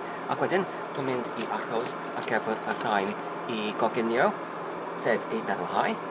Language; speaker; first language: Welsh; non-native, learner; Polish